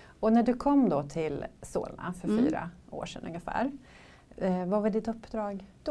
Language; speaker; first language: Swedish; native; Swedish